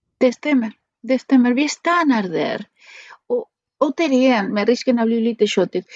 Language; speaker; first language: Swedish; non-native, fluent; Spanish